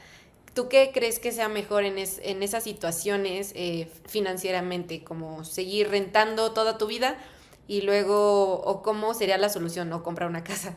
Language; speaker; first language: Spanish; native; Spanish